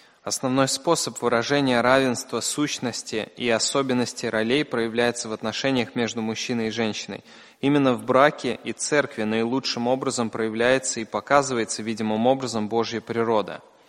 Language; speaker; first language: Russian; native; Russian